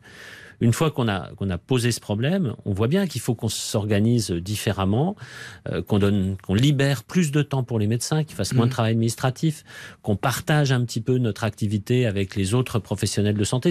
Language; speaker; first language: French; native; French